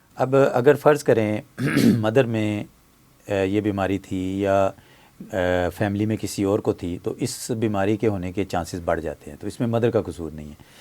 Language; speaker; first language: Urdu; native; Urdu